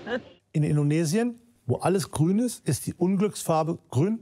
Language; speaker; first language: German; native; German